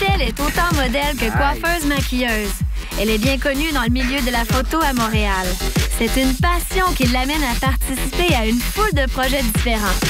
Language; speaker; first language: French; native; French